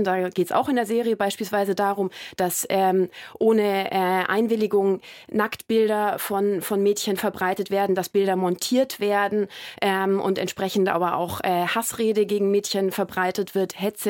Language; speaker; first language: German; native; German